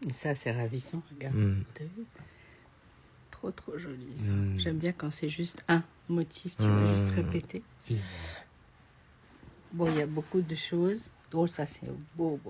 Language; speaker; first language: French; native; French